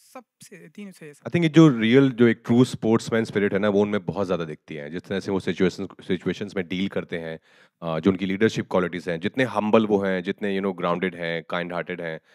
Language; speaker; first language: Hindi; native; Hindi